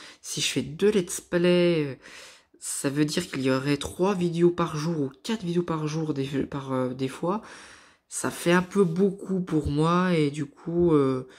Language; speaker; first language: French; native; French